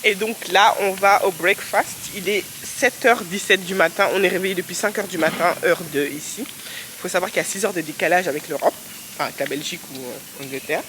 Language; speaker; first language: French; native; French